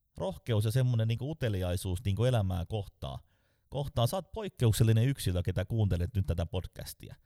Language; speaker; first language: Finnish; native; Finnish